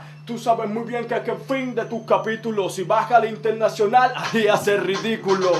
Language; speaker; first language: Spanish; native; Spanish